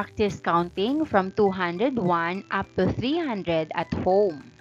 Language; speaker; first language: English; non-native, local second language; Filipino